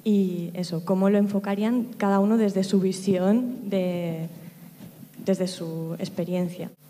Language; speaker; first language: Spanish; native; Spanish